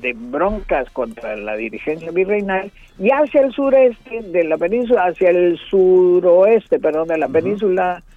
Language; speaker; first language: Spanish; native; Spanish